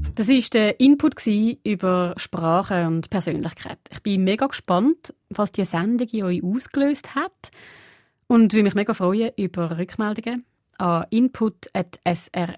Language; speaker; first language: German; early bilingual, other home language; Portuguese